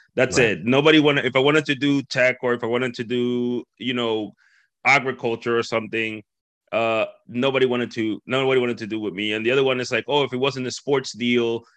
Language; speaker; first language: English; non-native, fluent; Spanish